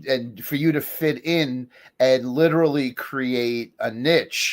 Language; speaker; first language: English; native; English